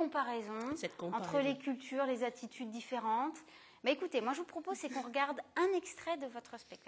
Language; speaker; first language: French; native; French